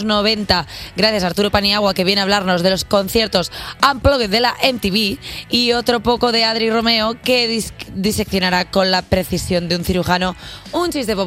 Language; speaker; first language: Spanish; native; Spanish